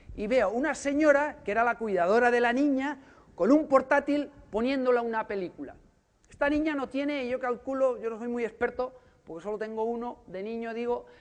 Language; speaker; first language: Spanish; native; Spanish